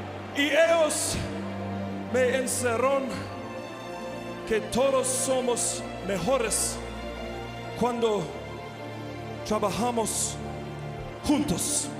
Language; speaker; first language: Spanish; non-native, learner; English